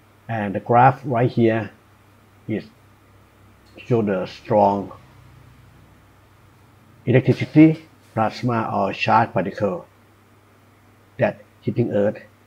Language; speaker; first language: English; non-native, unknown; Thai